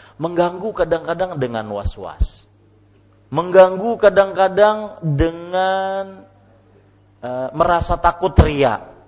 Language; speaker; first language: Indonesian; non-native, local second language; Banjar